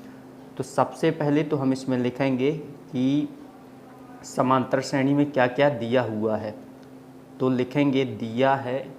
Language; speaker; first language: Hindi; native; Hindi